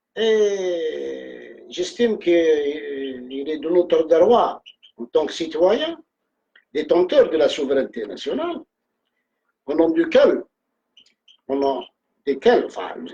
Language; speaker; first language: French; non-native, local second language; Arabic